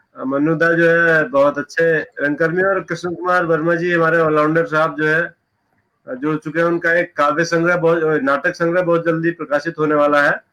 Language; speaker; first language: Hindi; native; Hindi